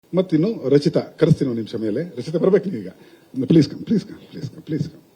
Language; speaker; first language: Kannada; native; Kannada